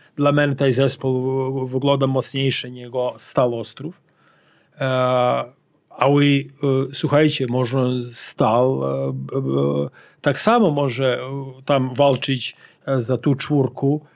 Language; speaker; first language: Polish; non-native, learner; Serbian